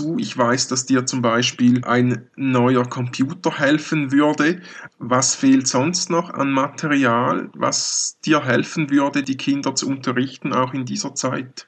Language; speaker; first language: German; native; German